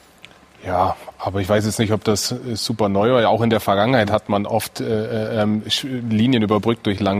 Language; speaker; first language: German; native; German